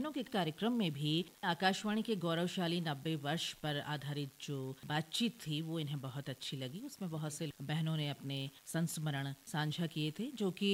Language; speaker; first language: Hindi; native; Hindi